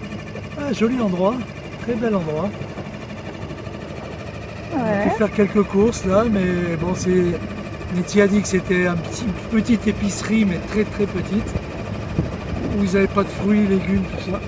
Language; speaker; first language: French; native; French